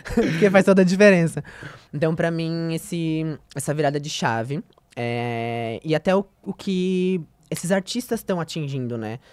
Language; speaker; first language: Portuguese; native; Portuguese